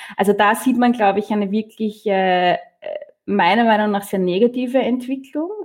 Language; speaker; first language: German; native; German